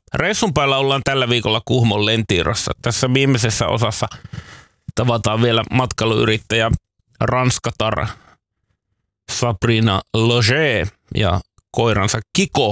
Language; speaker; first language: Finnish; native; Finnish